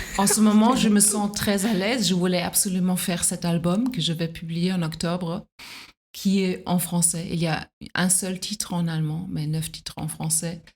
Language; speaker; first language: French; non-native, fluent; German